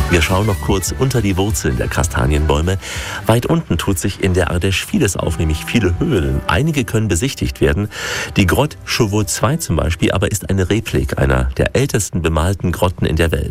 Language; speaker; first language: German; native; German